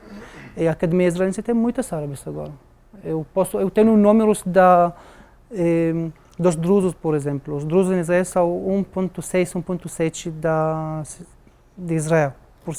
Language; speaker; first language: Portuguese; non-native, learner; Arabic